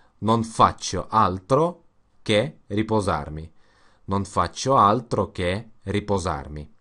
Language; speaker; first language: Italian; non-native, learner; Russian